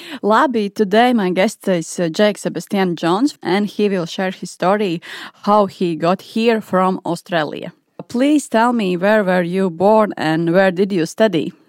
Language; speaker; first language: English; non-native, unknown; Latvian